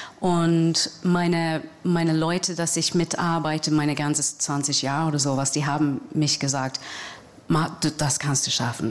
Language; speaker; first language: German; non-native, learner; English